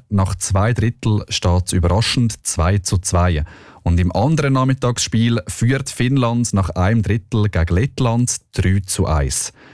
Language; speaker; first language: German; native; German